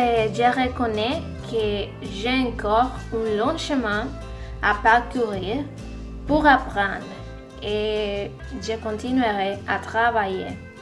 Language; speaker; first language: French; non-native, learner; Spanish